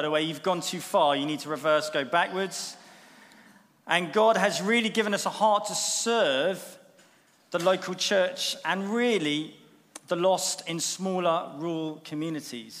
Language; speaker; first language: English; native; English